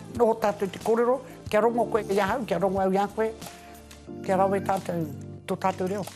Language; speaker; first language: Māori; native; Māori